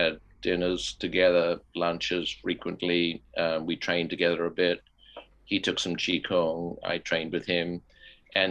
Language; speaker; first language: English; native; English